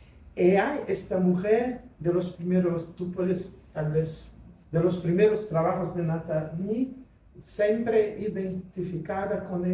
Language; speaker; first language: Spanish; non-native, fluent; Portuguese